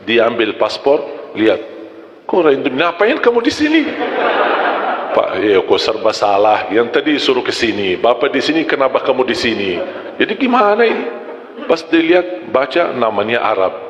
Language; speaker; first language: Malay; non-native, fluent; Arabic